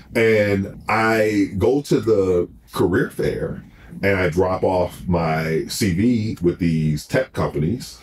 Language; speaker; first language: English; native; English